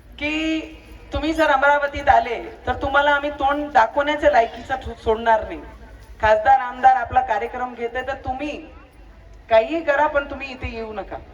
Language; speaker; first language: Marathi; non-native, local second language; Punjabi